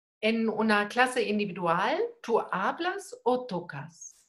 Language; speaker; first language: Spanish; non-native, learner; German